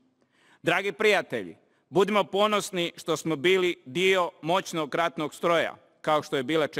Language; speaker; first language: Bosnian; native; Bosnian